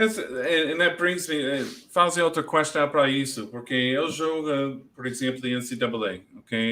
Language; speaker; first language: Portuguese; non-native, learner; English